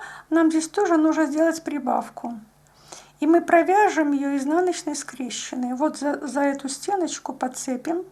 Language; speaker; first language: Russian; native; Russian